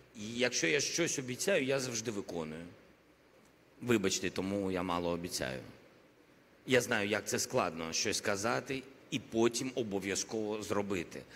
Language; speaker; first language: Ukrainian; non-native, local second language; Russian